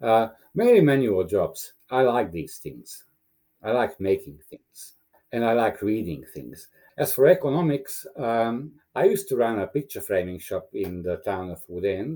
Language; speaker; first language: English; non-native, fluent; Romanian